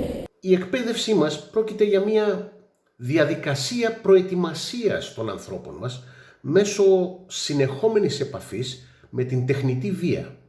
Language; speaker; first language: Greek; native; Greek